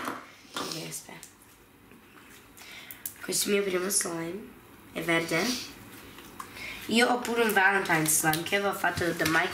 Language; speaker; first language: Italian; early bilingual, heritage; Italian